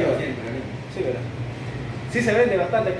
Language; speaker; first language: Spanish; native; Spanish